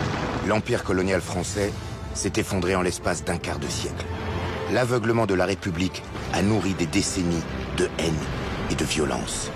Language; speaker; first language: French; native; French